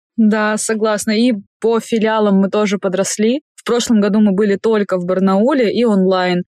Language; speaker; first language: Russian; native; Russian